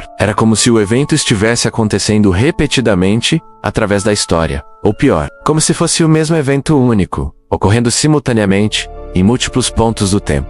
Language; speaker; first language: Portuguese; native; Portuguese